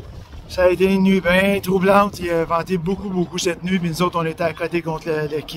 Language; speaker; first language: French; native; French